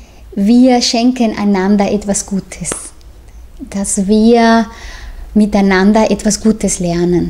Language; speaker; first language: German; non-native, fluent; Spanish